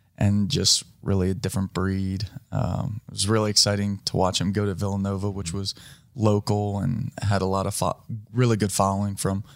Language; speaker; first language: English; native; English